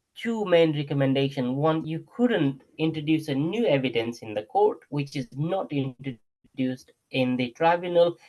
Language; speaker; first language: English; non-native, local second language; Nepali